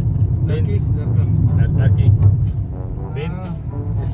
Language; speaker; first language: Arabic; non-native, learner; Bangla